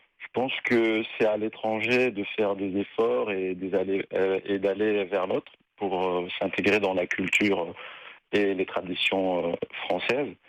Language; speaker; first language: French; non-native, local second language; Arabic